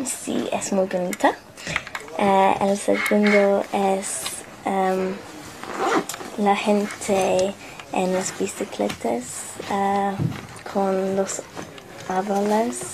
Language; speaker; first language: Spanish; non-native, learner; English